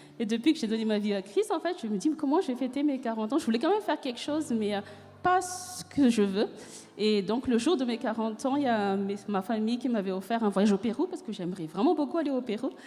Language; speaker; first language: French; non-native, local second language; Malagasy